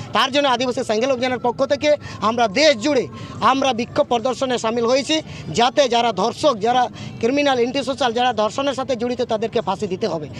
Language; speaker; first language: Bangla; non-native, local second language; Santali